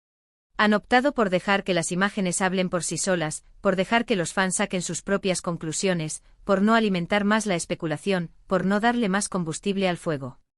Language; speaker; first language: Spanish; native; Spanish